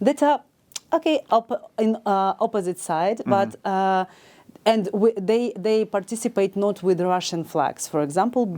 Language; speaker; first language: English; non-native, learner; Ukrainian